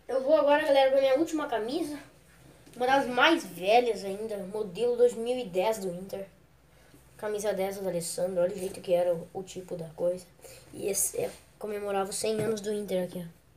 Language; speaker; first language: Portuguese; native; Portuguese